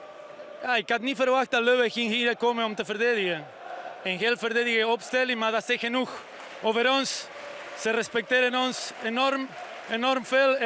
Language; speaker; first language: Dutch; non-native, fluent; Spanish